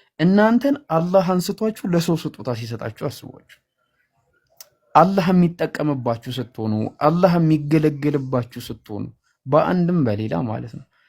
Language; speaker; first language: Amharic; native; Amharic